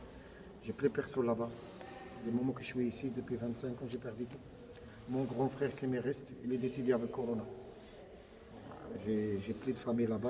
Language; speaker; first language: French; non-native, fluent; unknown